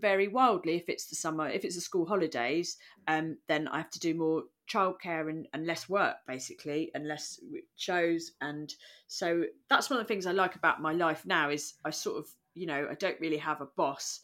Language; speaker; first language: English; native; English